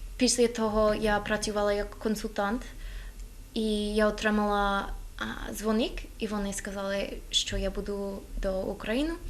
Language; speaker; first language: Ukrainian; non-native, learner; English